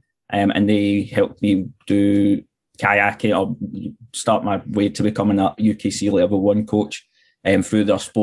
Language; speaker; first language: English; native; English